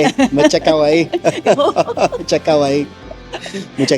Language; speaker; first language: Spanish; native; Spanish